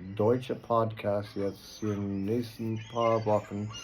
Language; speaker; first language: German; non-native, learner; English